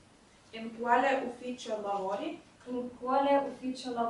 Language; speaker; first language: Italian; non-native, learner; Hungarian